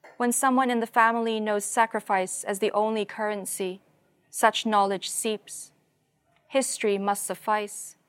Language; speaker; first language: English; non-native, local second language; Cantonese